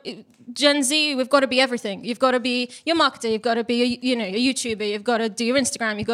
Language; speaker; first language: English; native; English